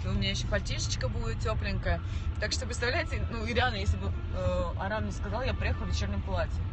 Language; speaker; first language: Russian; native; Russian